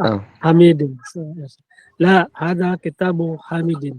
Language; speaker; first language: Arabic; non-native, learner; Filipino